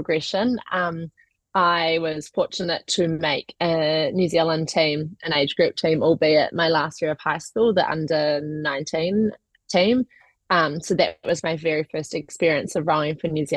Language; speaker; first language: English; native; English